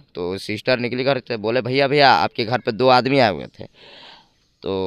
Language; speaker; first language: Hindi; native; Hindi